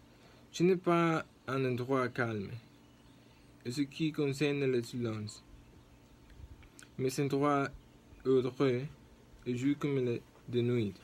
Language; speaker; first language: French; non-native, learner; Spanish